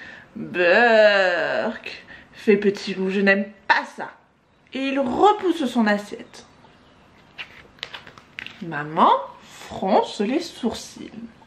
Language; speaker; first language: French; native; French